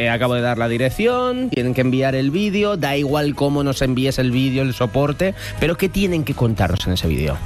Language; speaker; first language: Spanish; native; Spanish